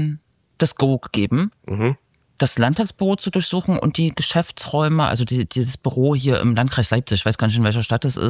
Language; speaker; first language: German; native; German